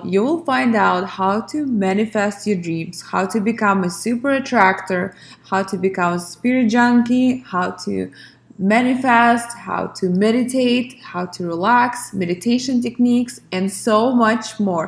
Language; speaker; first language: English; non-native, fluent; Russian